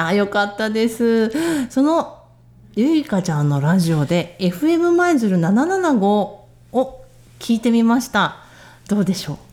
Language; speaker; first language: Japanese; native; Japanese